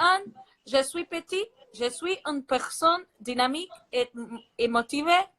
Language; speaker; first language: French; non-native, learner; Portuguese